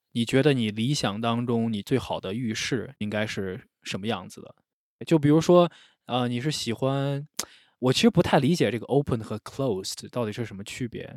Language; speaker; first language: Chinese; native; Chinese